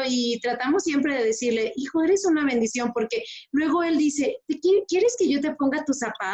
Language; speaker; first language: Spanish; native; Spanish